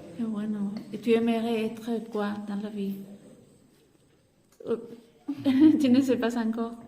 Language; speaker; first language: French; non-native, fluent; Spanish